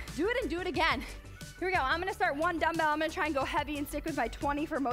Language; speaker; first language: English; native; English